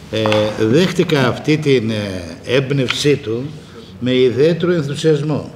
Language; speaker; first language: Greek; native; Greek